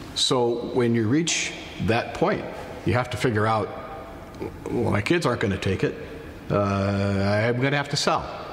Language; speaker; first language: English; native; English